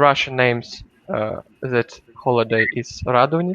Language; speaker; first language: English; non-native, learner; Russian